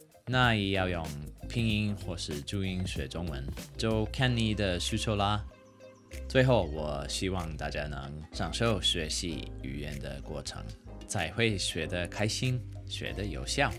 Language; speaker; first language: Chinese; non-native, fluent; English